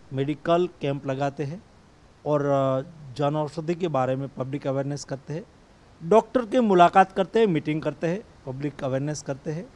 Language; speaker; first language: Hindi; non-native, local second language; Gujarati